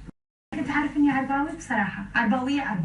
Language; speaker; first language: Arabic; native; Arabic